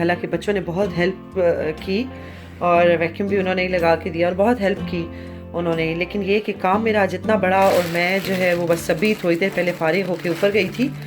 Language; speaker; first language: Urdu; native; Urdu